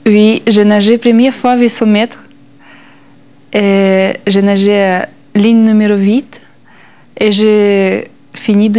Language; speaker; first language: French; non-native, learner; Russian